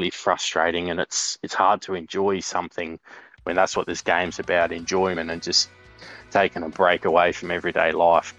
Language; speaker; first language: English; native; English